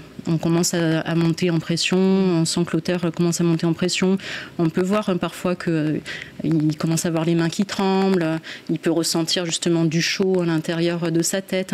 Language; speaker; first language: French; native; French